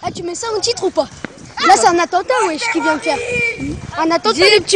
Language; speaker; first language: French; native; French